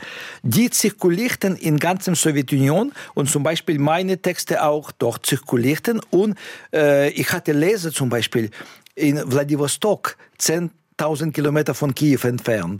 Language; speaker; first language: German; non-native, fluent; Russian